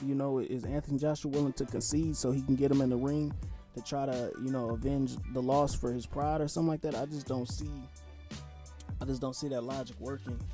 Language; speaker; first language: English; native; English